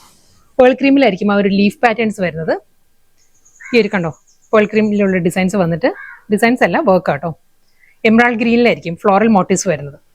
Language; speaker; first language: Malayalam; native; Malayalam